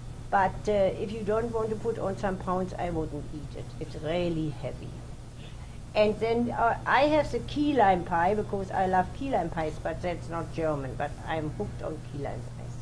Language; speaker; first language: English; non-native, fluent; German